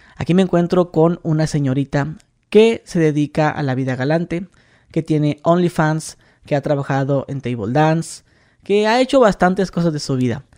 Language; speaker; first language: Spanish; native; Spanish